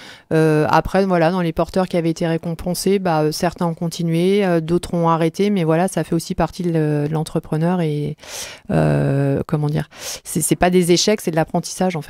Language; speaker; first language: French; native; French